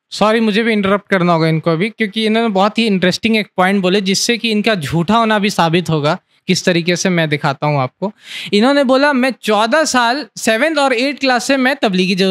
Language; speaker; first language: Hindi; native; Hindi